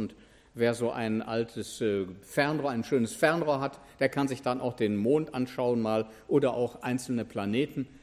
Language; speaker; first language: German; native; German